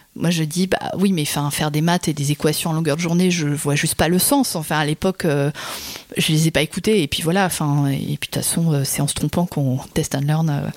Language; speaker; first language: French; native; French